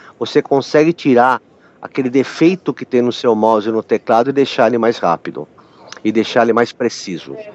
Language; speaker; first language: Portuguese; native; Portuguese